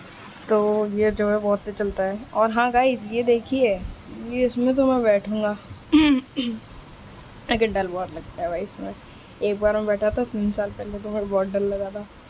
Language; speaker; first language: Hindi; native; Hindi